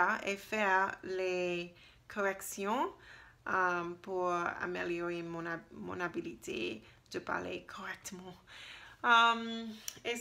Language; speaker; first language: French; non-native, learner; English